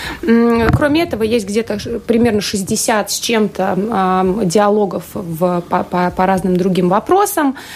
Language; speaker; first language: Russian; native; Russian